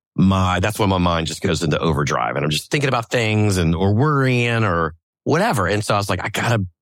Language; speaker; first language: English; native; English